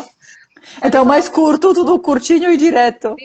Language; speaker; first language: Portuguese; non-native, fluent; Polish